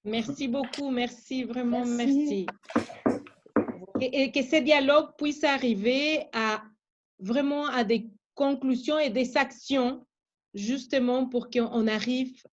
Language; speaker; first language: French; non-native, fluent; Spanish